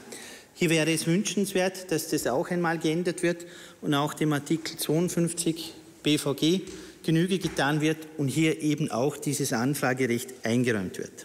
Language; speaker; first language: German; native; German